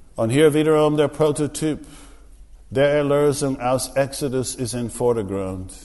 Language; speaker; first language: German; non-native, fluent; English